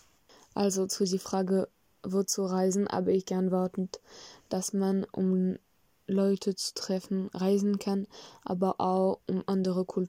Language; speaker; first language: German; non-native, learner; French